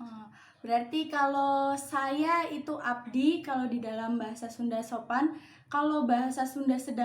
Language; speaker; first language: Indonesian; non-native, local second language; Javanese